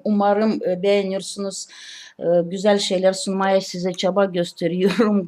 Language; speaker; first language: Turkish; non-native, learner; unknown